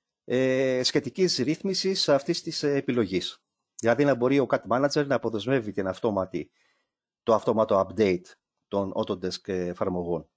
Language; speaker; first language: Greek; native; Greek